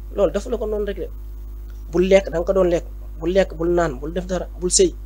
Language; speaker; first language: Wolof; native; Wolof